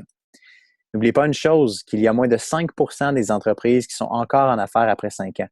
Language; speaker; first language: French; native; French